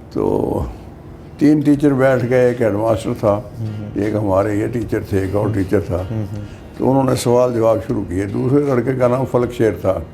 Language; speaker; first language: Urdu; non-native, local second language; Punjabi